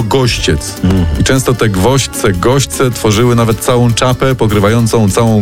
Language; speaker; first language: Polish; native; Polish